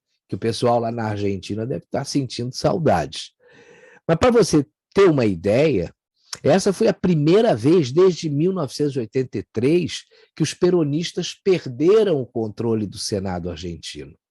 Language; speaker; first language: Portuguese; native; Portuguese